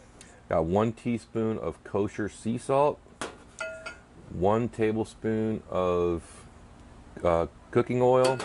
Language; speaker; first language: English; native; English